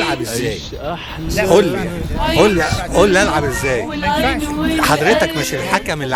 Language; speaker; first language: Arabic; native; Arabic